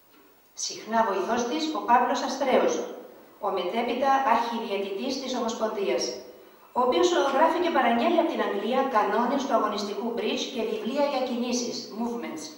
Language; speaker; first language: Greek; native; Greek